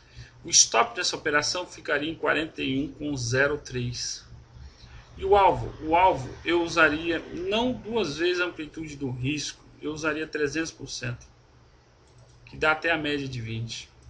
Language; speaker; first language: Portuguese; native; Portuguese